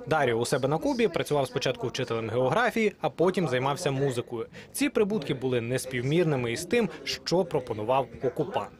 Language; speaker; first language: Ukrainian; native; Ukrainian